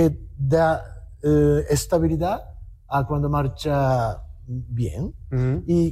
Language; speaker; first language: Spanish; non-native, learner; Japanese